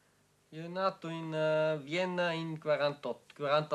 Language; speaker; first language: Italian; non-native, learner; German